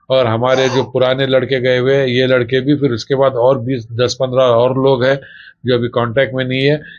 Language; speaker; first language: Hindi; non-native, local second language; Urdu